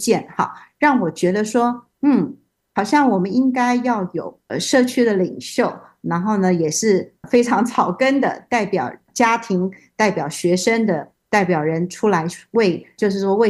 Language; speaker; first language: Chinese; native; Chinese